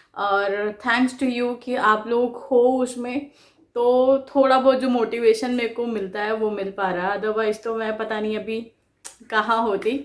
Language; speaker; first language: Hindi; non-native, local second language; Bangla